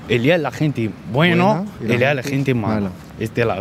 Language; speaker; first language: Spanish; non-native, learner; Arabic